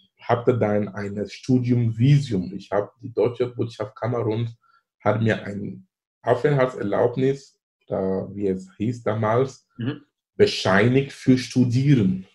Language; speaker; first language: German; non-native, fluent; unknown